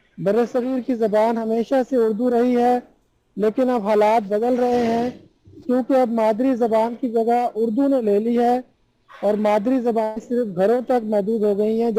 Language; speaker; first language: Urdu; native; Urdu